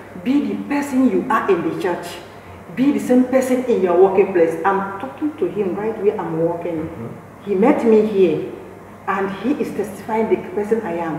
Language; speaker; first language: English; non-native, local second language; Igbo